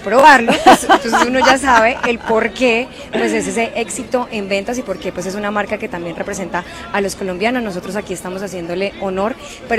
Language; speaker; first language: Spanish; native; Spanish